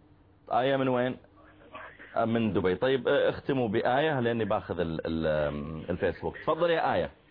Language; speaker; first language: Arabic; native; Arabic